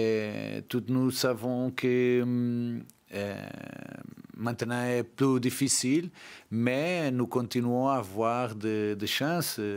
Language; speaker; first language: French; non-native, learner; Portuguese